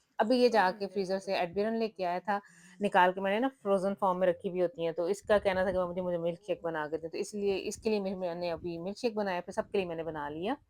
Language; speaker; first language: Urdu; non-native, local second language; Punjabi